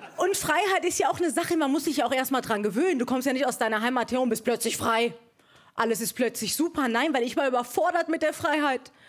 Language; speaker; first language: German; early bilingual, other home language; Persian